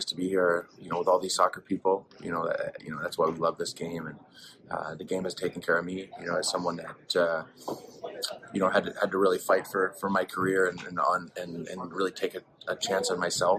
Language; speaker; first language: English; native; English